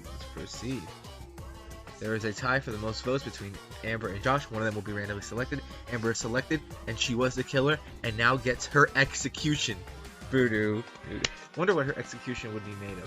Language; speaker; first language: English; native; English